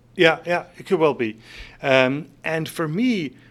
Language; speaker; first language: English; non-native, fluent; Faroese